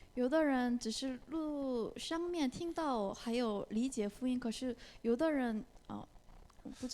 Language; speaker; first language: Chinese; non-native, fluent; Korean